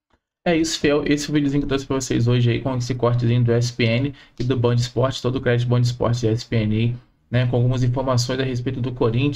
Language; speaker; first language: Portuguese; native; Portuguese